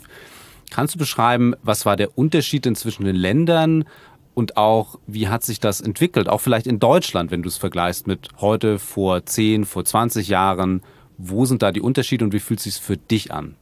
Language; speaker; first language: German; native; German